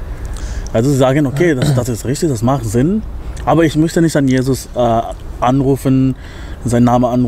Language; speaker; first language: German; non-native, fluent; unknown